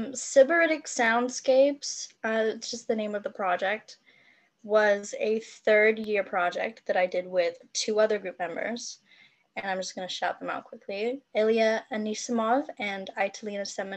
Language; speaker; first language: English; non-native, local second language; Cantonese